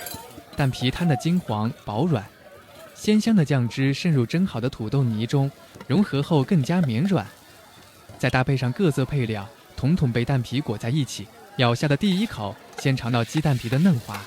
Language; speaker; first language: Chinese; native; Chinese